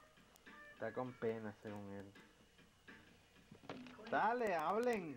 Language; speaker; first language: Spanish; native; Spanish